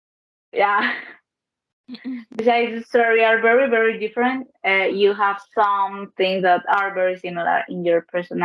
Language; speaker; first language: English; non-native, learner; Spanish